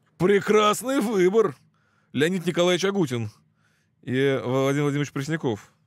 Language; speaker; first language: Russian; native; Russian